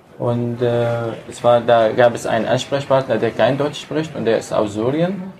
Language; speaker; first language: German; non-native, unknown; Arabic